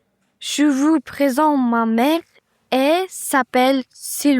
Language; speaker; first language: French; non-native, learner; Uzbek